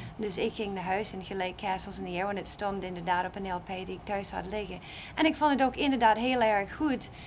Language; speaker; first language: Dutch; non-native, fluent; English